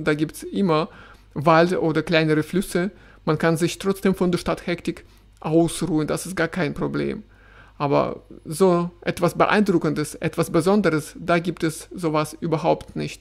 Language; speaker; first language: German; non-native, fluent; Russian